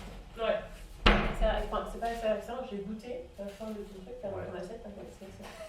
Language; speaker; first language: French; native; French